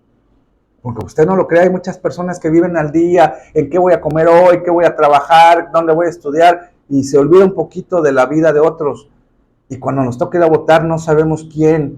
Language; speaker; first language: Spanish; native; Spanish